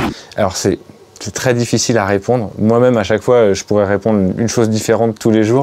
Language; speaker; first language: French; native; French